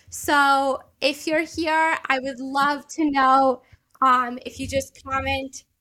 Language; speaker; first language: English; early bilingual, other home language; Italian